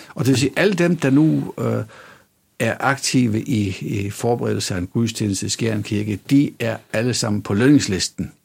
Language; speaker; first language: Danish; native; Danish